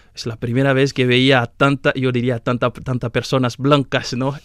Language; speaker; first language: Spanish; non-native, fluent; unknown